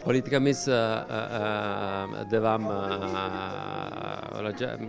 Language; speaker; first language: Turkish; non-native, learner; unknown